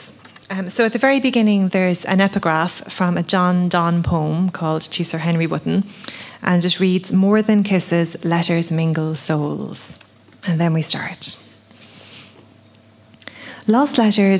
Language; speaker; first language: English; native; English